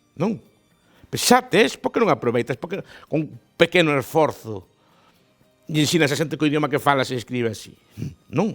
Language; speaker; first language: Galician; native; Galician